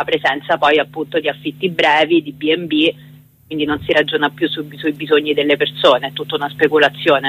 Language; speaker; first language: Italian; native; Italian